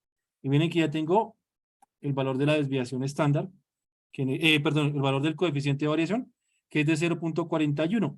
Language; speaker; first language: Spanish; native; Spanish